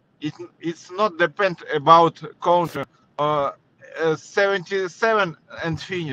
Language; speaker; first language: English; non-native, learner; Russian